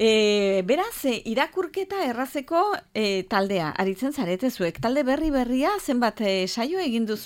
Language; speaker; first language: Basque; native; Basque